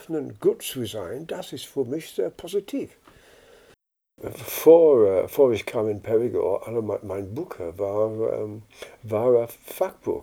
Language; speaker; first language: German; non-native, learner; English